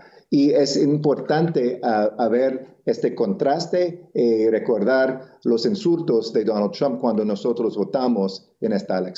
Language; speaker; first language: Spanish; non-native, local second language; English